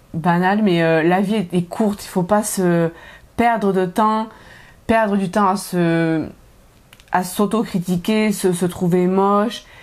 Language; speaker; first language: French; native; French